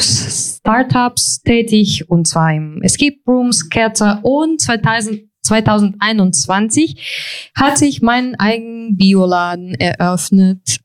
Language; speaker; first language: German; non-native, fluent; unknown